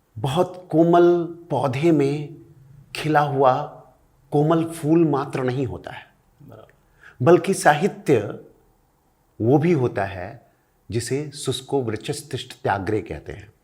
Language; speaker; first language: Hindi; non-native, local second language; Marathi